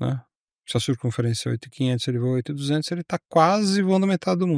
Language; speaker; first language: Portuguese; native; Portuguese